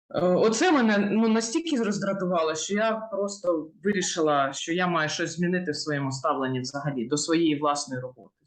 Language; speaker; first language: Ukrainian; native; Ukrainian